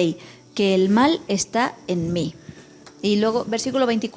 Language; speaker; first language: Spanish; native; Spanish